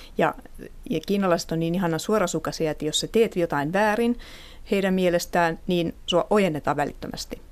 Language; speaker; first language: Finnish; native; Finnish